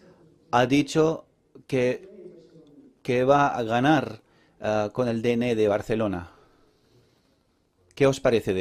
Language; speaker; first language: Spanish; non-native, fluent; Arabic